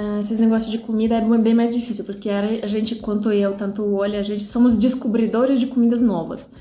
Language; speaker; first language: Portuguese; non-native, fluent; Russian